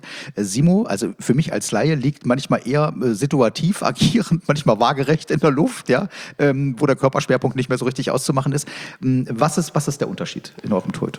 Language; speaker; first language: German; native; German